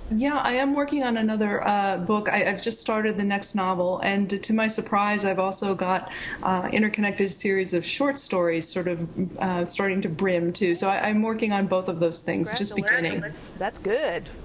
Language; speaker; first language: English; native; English